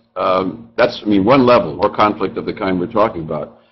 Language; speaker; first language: English; native; English